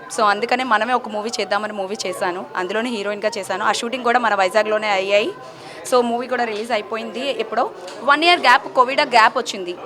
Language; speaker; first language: Telugu; native; Telugu